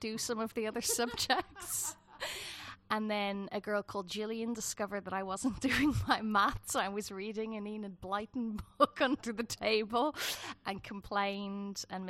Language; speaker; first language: English; native; English